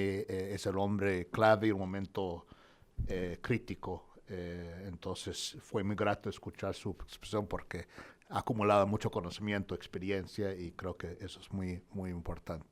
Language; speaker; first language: Spanish; non-native, fluent; English